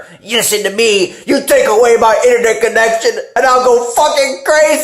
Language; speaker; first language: English; native; English